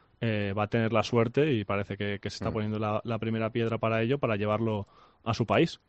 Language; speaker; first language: Spanish; native; Spanish